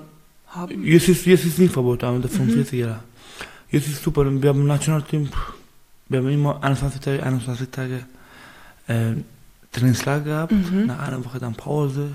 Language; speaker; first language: German; non-native, learner; Persian